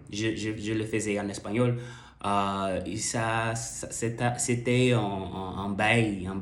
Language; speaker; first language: French; non-native, learner; English